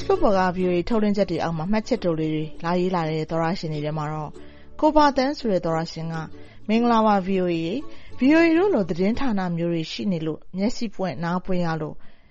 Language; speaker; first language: Burmese; native; Burmese